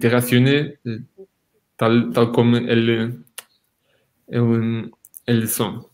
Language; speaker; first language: French; non-native, fluent; Portuguese